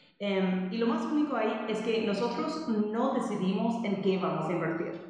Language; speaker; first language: Spanish; non-native, fluent; English